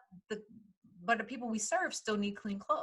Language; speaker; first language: English; native; English